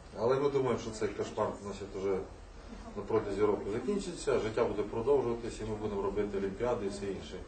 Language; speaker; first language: Ukrainian; native; Ukrainian